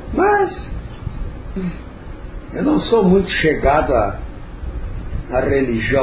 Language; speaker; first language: Portuguese; non-native, local second language; Friulian